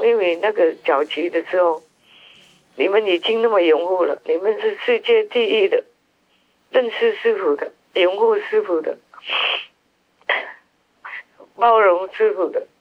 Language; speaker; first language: Chinese; non-native, fluent; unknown